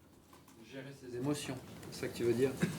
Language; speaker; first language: French; native; French